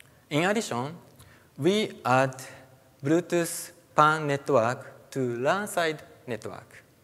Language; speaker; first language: English; non-native, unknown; Japanese